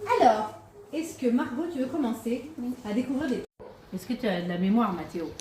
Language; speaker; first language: French; native; French